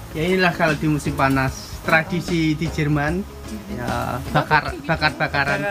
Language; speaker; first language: Indonesian; non-native, local second language; Javanese